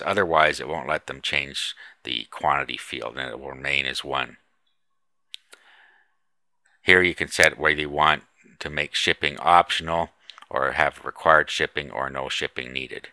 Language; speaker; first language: English; native; English